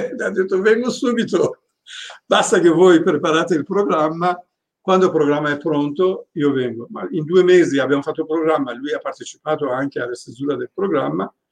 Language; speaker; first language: Italian; non-native, fluent; Persian